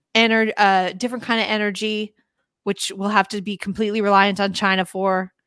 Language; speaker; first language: English; native; English